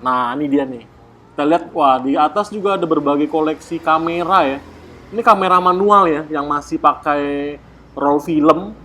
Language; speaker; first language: Indonesian; native; Indonesian